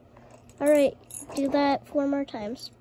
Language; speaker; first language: English; native; English